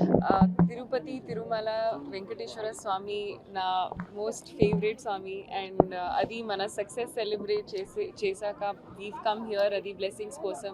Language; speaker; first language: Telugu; non-native, fluent; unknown